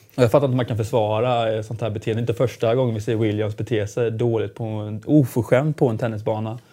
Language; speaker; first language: Swedish; native; Swedish